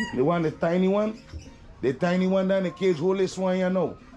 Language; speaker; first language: English; early bilingual, other home language; Spanish